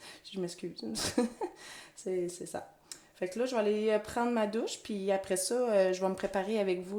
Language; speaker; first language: French; native; French